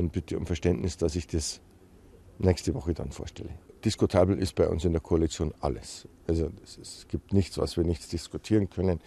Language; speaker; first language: German; native; German